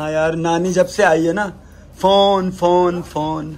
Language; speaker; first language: Hindi; native; Hindi